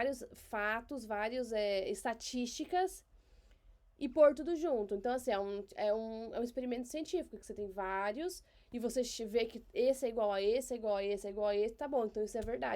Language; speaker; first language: Portuguese; native; Portuguese